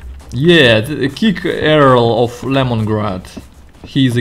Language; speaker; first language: English; non-native, learner; Russian